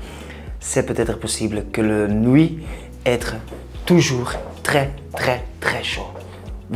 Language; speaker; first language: French; non-native, learner; Spanish